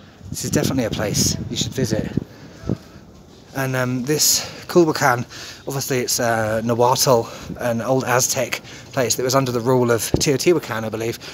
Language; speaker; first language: English; native; English